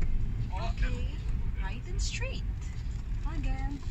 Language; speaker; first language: English; non-native, local second language; Filipino